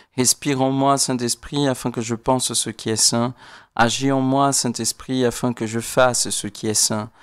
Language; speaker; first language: French; non-native, fluent; Portuguese